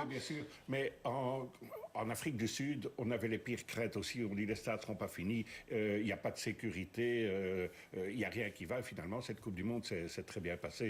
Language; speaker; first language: French; native; French